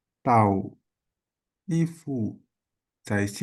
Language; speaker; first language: Chinese; non-native, learner; Indonesian